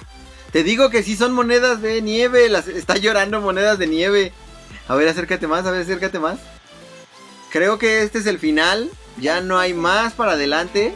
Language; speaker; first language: Spanish; native; Spanish